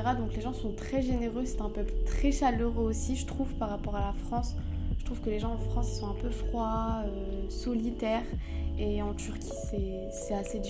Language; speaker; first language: French; native; French